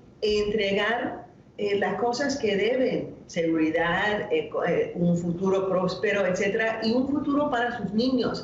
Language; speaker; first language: Spanish; non-native, fluent; English